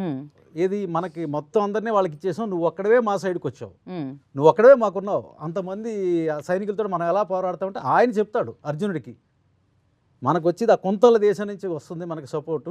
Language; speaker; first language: Telugu; native; Telugu